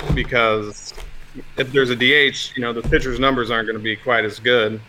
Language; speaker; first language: English; native; English